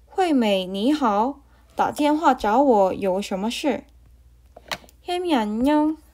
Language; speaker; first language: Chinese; non-native, learner; Korean